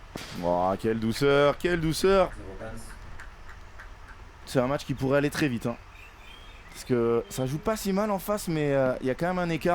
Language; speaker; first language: French; native; French